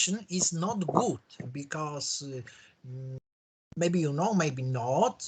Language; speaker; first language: English; non-native, learner; Polish